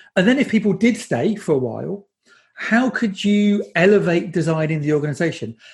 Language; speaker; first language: English; native; English